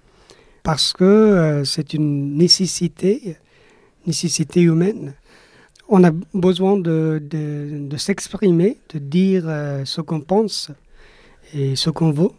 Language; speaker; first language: French; non-native, fluent; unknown